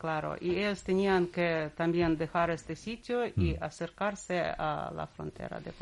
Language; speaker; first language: Spanish; non-native, learner; Russian